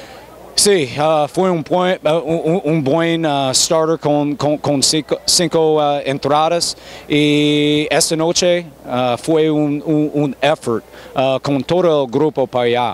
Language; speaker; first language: Spanish; non-native, fluent; English